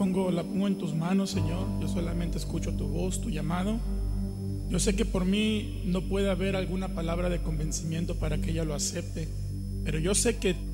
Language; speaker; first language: Spanish; native; Spanish